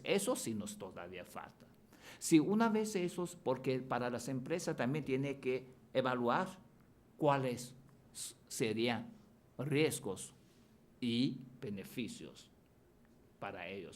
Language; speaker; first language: Spanish; non-native, fluent; Chinese